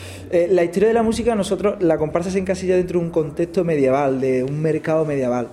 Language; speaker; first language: Spanish; native; Spanish